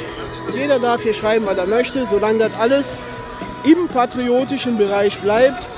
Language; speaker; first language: German; native; German